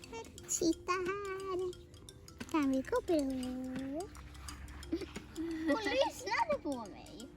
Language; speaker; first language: Swedish; early bilingual, other home language; Urdu